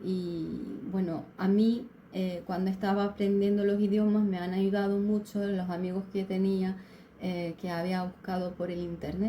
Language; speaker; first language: Spanish; non-native, fluent; Turkish